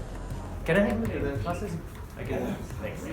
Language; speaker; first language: English; non-native, local second language; Bangla